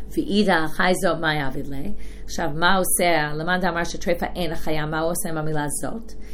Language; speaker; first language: Hebrew; non-native, fluent; English